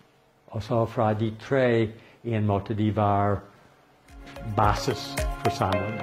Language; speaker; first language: Norwegian; non-native, learner; English